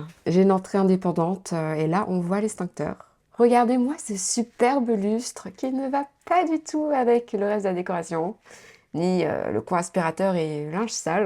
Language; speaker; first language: French; native; French